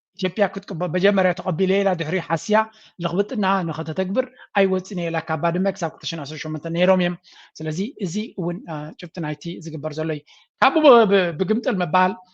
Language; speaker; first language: Tigrinya; native; Tigrinya